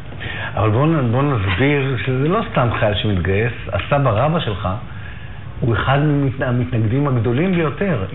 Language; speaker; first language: Hebrew; native; Hebrew